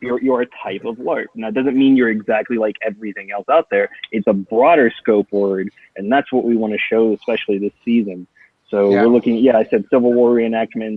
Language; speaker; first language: English; native; English